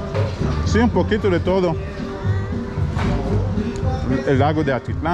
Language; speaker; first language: Spanish; non-native, learner; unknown